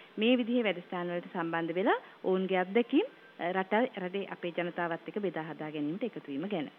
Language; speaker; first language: Sinhala; native; Sinhala